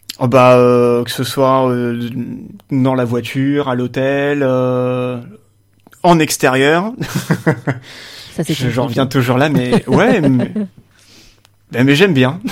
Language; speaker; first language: French; native; French